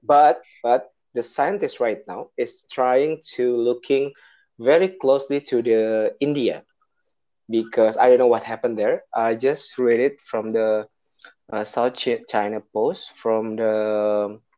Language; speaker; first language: English; non-native, learner; Indonesian